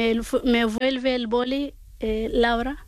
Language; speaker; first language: Spanish; non-native, learner; Arabic